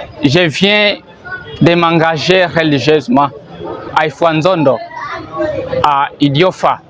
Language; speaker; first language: French; non-native, fluent; Portuguese